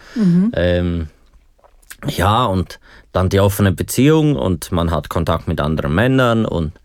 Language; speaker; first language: German; native; German